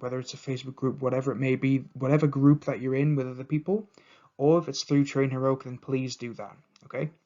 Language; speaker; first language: English; native; English